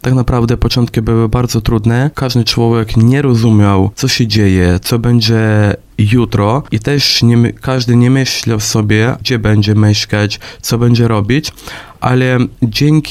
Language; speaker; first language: Polish; non-native, fluent; Ukrainian